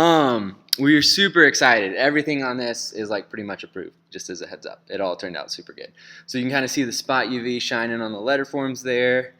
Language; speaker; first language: English; native; English